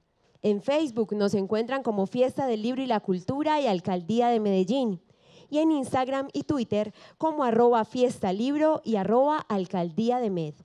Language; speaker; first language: Spanish; native; Spanish